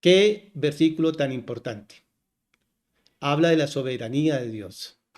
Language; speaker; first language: Spanish; native; Spanish